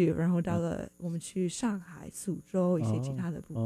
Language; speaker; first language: Chinese; non-native, learner; English